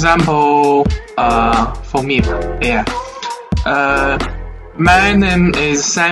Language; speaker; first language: English; non-native, learner; Chinese